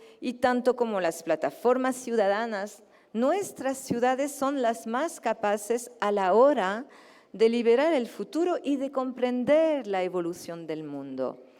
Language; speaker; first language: Spanish; native; Spanish